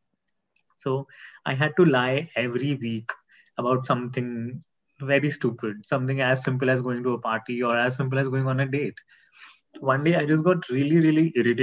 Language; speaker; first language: English; non-native, local second language; Hindi